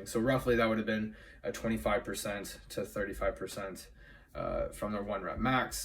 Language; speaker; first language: English; native; English